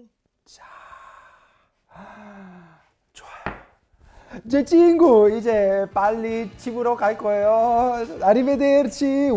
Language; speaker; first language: Korean; non-native, fluent; Italian